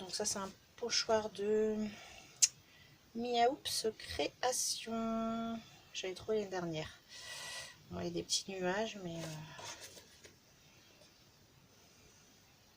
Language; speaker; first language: French; native; French